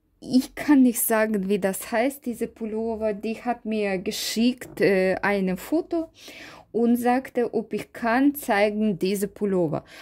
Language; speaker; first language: German; non-native, learner; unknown